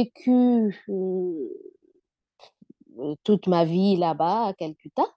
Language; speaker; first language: French; non-native, fluent; Bangla